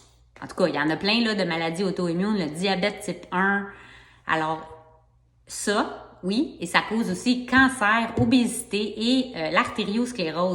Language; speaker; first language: French; native; French